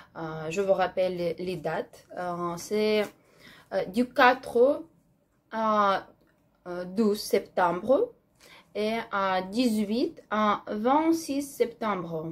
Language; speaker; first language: French; non-native, learner; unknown